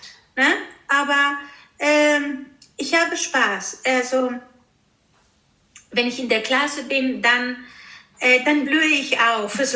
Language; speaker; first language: German; non-native, fluent; Greek